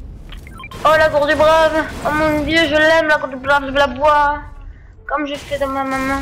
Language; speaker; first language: French; native; French